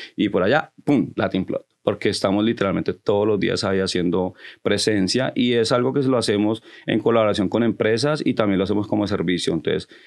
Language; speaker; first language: Spanish; early bilingual, heritage; Spanish